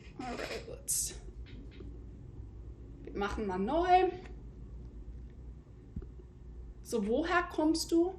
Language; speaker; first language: German; non-native, fluent; English